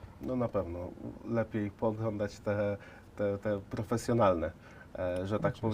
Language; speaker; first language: Polish; native; Polish